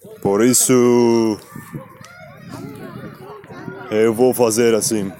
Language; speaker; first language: Portuguese; non-native, learner; Spanish